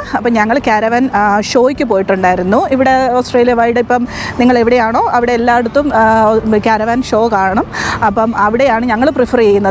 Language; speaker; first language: Malayalam; native; Malayalam